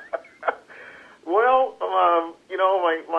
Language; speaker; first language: English; native; English